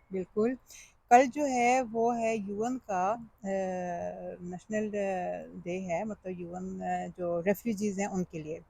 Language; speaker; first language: Urdu; early bilingual, heritage; Urdu